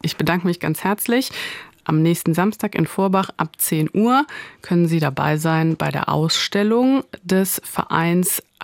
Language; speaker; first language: German; native; German